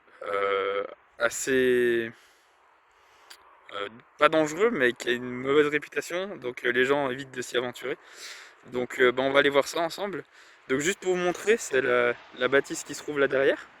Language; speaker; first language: French; native; French